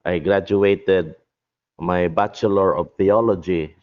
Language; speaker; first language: English; non-native, local second language; Filipino